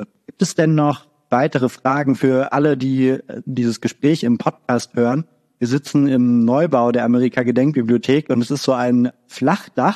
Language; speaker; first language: German; native; German